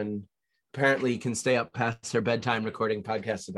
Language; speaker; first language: English; native; English